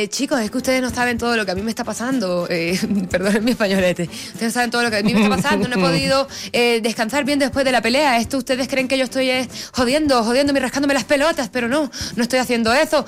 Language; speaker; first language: Spanish; native; Spanish